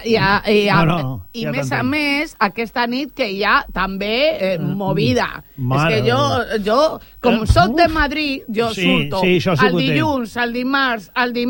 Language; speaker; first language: Catalan; non-native, local second language; Spanish